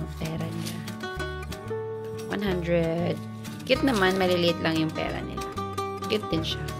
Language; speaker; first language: Filipino; native; Filipino